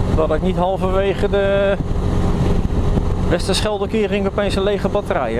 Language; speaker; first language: Dutch; native; Dutch